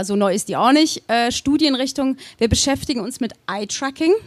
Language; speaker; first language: German; native; German